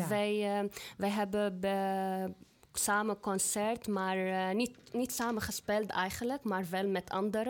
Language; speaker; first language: Dutch; non-native, learner; Arabic